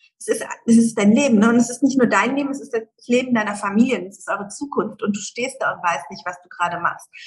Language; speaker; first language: German; early bilingual, other home language; Persian